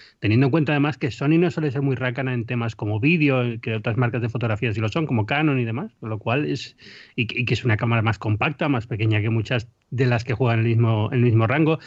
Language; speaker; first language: Spanish; native; Spanish